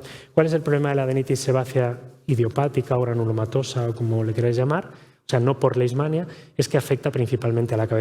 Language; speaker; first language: Spanish; native; Spanish